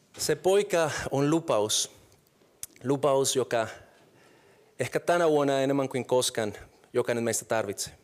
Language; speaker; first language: Finnish; non-native, fluent; Spanish